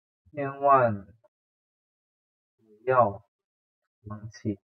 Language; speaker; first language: Chinese; non-native, fluent; Indonesian